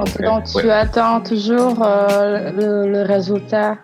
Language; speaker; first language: French; non-native, fluent; Indonesian